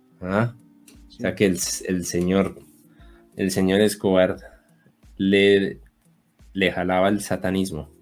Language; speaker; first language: Spanish; native; Spanish